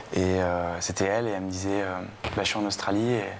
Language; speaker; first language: French; native; French